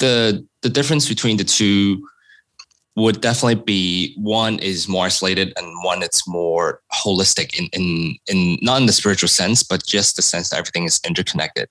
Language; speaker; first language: English; non-native, local second language; Cantonese